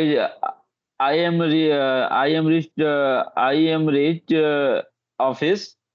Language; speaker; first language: English; non-native, learner; Hindi